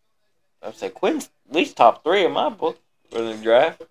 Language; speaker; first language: English; native; English